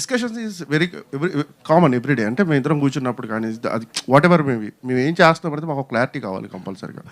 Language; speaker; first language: Telugu; native; Telugu